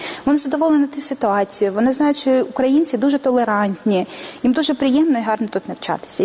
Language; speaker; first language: Ukrainian; native; Ukrainian